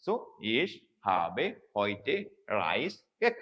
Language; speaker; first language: German; non-native, fluent; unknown